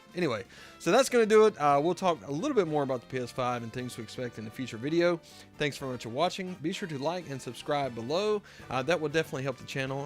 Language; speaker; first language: English; native; English